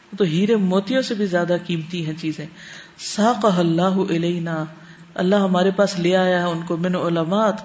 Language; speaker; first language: Urdu; native; Urdu